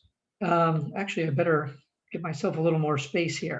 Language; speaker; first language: English; native; English